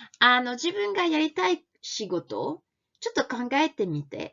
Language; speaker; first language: Japanese; non-native, fluent; French